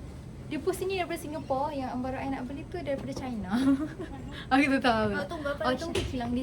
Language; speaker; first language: Malay; native; Malay